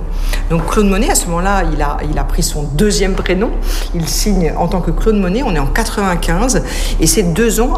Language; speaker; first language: French; native; French